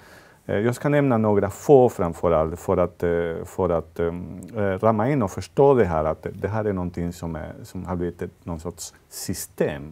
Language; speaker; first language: Swedish; non-native, fluent; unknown